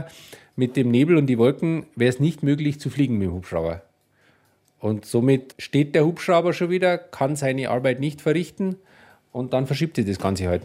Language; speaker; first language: German; native; German